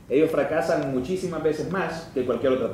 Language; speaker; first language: Spanish; native; Spanish